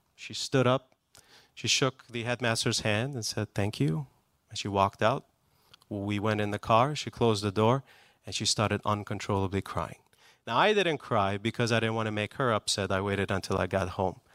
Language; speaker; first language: English; non-native, fluent; Persian